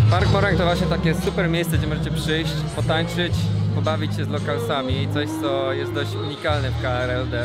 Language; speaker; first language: Polish; native; Polish